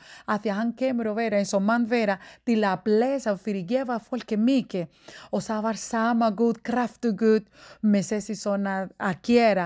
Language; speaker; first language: Icelandic; non-native, learner; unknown